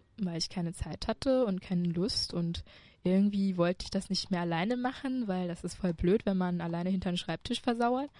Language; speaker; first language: German; early bilingual, other home language; Chinese